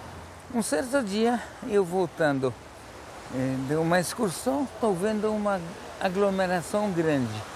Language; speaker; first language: Portuguese; non-native, fluent; Polish